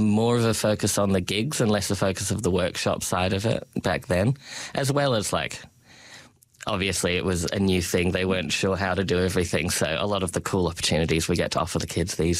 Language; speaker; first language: English; native; English